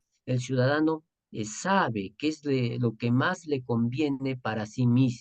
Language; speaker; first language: Spanish; native; Spanish